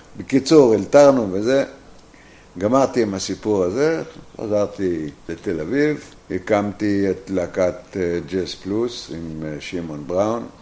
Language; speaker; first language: Hebrew; native; Hebrew